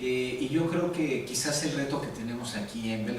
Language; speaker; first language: Spanish; native; Spanish